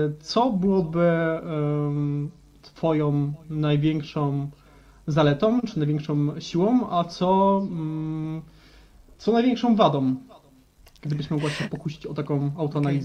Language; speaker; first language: Polish; native; Polish